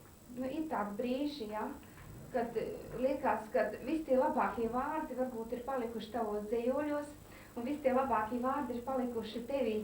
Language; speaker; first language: Latvian; native; Latvian